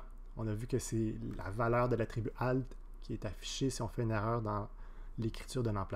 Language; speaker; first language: French; native; French